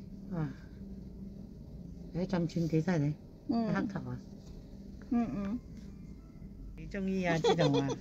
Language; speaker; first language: Cantonese; native; Cantonese